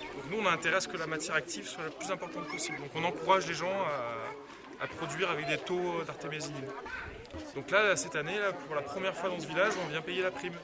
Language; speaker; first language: French; native; French